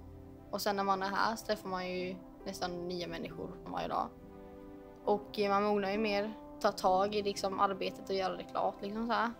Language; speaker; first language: Swedish; native; Swedish